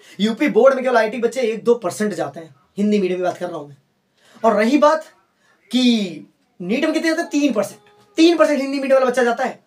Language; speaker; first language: Hindi; native; Hindi